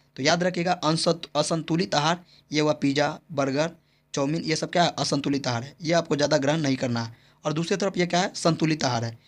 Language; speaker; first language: Hindi; native; Hindi